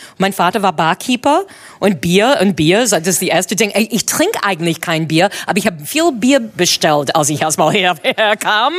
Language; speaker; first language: German; non-native, fluent; English